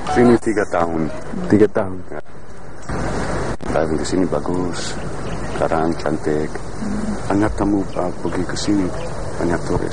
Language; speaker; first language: Indonesian; non-native, learner; Dutch